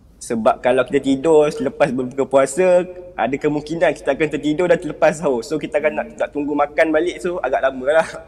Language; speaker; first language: Malay; native; Malay